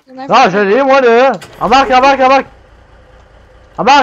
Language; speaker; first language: French; native; French